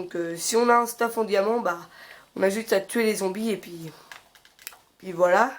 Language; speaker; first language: French; native; French